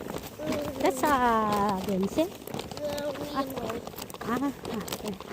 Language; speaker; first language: English; non-native, learner; Filipino